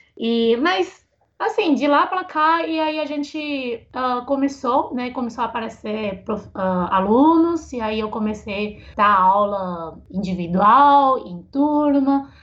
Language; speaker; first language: Portuguese; non-native, fluent; Chinese